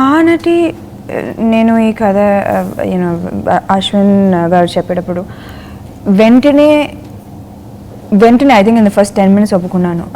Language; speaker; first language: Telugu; non-native, fluent; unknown